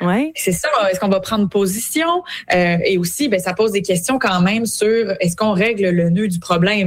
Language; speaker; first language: French; native; French